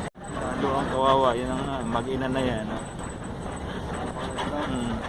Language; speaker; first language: Filipino; non-native, local second language; Hiligaynon